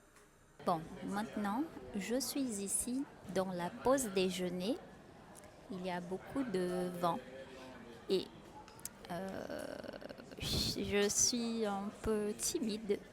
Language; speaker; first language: French; non-native, fluent; Portuguese